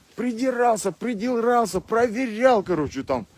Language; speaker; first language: Russian; non-native, local second language; Kyrgyz